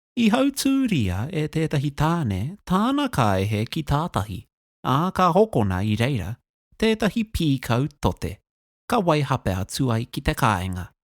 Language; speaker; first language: Māori; non-native, local second language; English